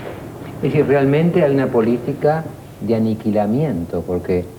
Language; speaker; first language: Spanish; native; Spanish